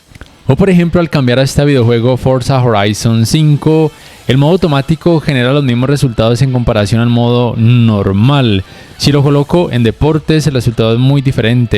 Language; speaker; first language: Spanish; native; Spanish